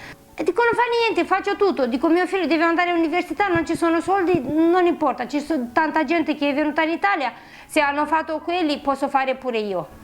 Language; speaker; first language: Italian; non-native, fluent; Romanian